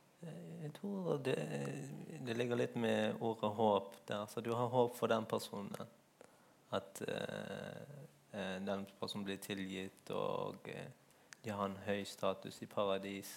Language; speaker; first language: Norwegian; non-native, fluent; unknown